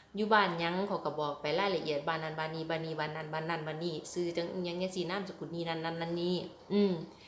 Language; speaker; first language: Thai; native; Thai